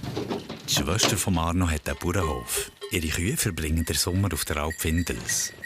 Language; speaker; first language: German; native; German